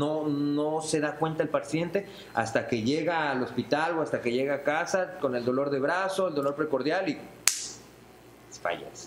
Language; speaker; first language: Spanish; native; Spanish